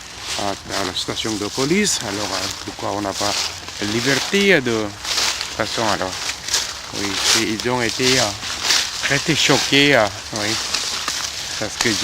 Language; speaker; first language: French; non-native, fluent; Korean